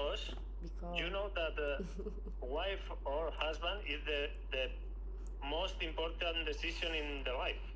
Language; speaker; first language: English; non-native, learner; Spanish